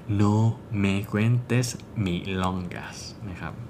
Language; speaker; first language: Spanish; non-native, fluent; Thai